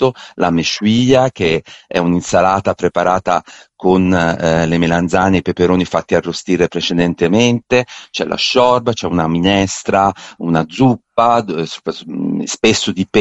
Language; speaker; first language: Italian; native; Italian